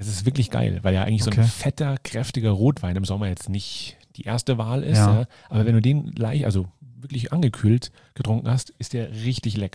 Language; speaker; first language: German; native; German